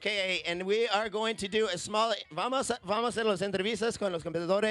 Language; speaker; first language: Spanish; non-native, learner; English